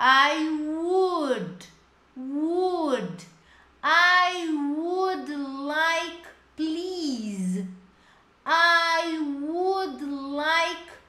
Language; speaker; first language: English; non-native, fluent; Portuguese